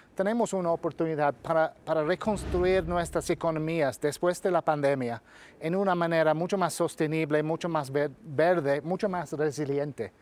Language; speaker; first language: Spanish; non-native, fluent; English